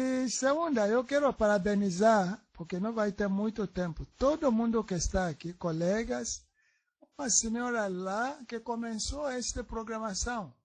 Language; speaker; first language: Portuguese; non-native, learner; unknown